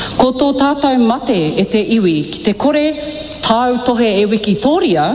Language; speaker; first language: Māori; native; Māori